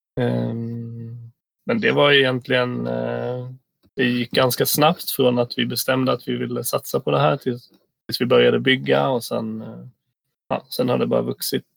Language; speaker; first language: Swedish; native; Swedish